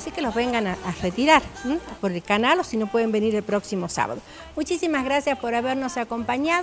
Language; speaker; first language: Spanish; native; Spanish